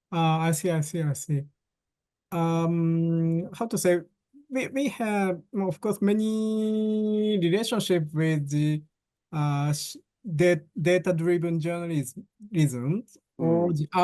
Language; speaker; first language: English; non-native, fluent; Japanese